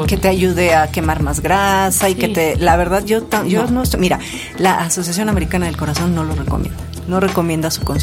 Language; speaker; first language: Spanish; native; Spanish